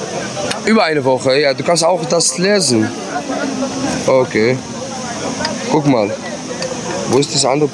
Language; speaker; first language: German; non-native, learner; Arabic